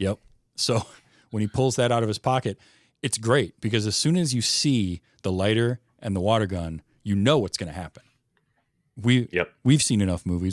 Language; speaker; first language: English; native; English